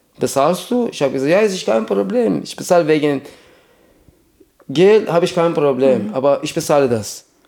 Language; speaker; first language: German; non-native, learner; Persian